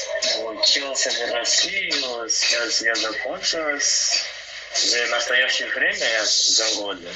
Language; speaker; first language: Russian; non-native, learner; Portuguese